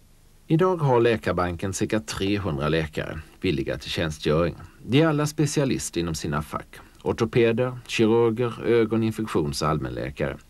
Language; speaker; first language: Swedish; native; Swedish